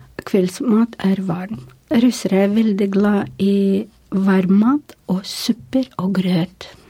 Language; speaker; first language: Norwegian; non-native, fluent; Russian